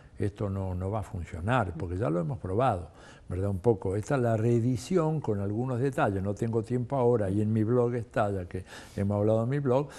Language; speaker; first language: Spanish; early bilingual, other home language; Italian